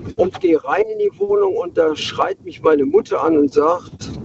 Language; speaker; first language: German; native; German